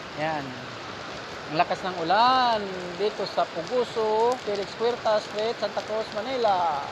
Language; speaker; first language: Filipino; native; Filipino